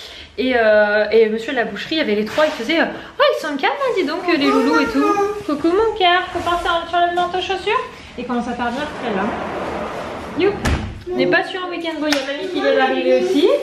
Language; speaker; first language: French; native; French